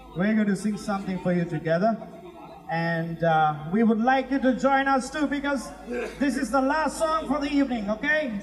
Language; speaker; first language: English; non-native, local second language; Sinhala